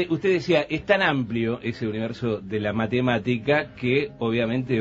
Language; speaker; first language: Spanish; native; Spanish